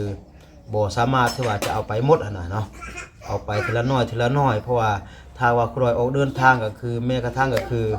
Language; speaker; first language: Thai; non-native, local second language; Lao